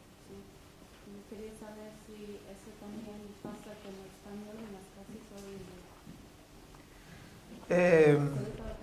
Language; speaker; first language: Spanish; non-native, fluent; English